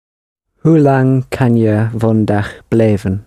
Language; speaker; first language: Dutch; non-native, learner; English